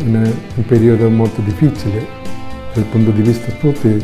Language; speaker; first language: Italian; non-native, fluent; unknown